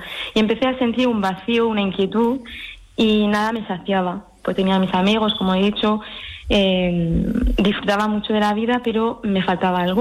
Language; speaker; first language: Spanish; early bilingual, heritage; French